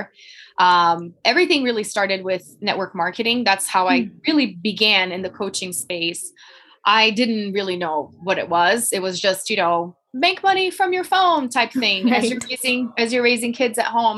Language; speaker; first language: English; non-native, fluent; Portuguese